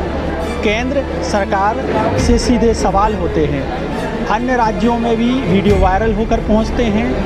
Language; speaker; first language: Hindi; native; Hindi